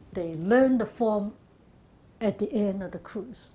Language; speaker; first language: English; non-native, learner; Chinese